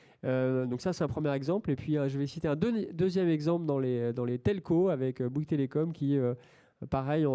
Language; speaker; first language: French; native; French